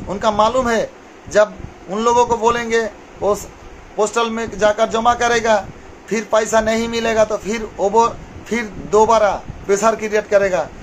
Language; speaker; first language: Hindi; non-native, local second language; Bangla